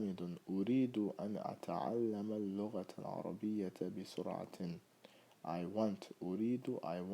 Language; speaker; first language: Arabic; non-native, fluent; English